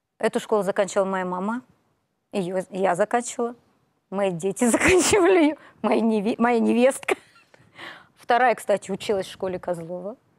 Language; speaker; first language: Russian; native; Russian